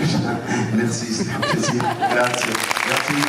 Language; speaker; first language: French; non-native, fluent; Italian